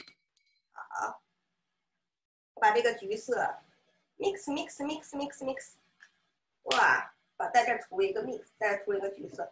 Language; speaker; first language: Chinese; native; Chinese